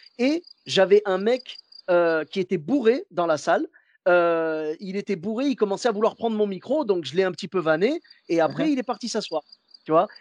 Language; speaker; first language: French; early bilingual, other home language; Arabic